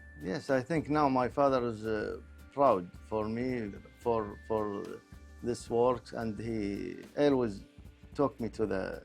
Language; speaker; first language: English; non-native, local second language; Arabic